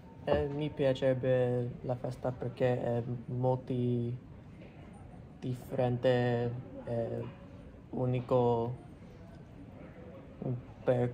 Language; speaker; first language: Italian; non-native, learner; English